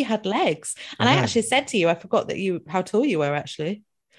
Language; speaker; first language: English; non-native, local second language; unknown